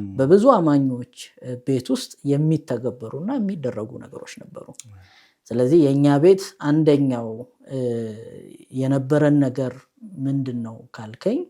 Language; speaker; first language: Amharic; native; Amharic